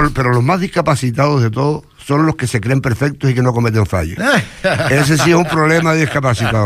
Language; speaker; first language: Spanish; native; Spanish